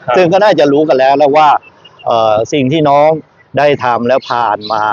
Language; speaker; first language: Thai; native; Thai